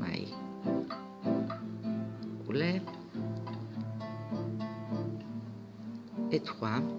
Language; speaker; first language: French; non-native, fluent; Greek